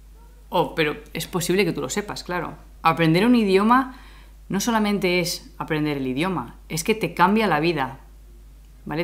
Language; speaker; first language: Spanish; native; Spanish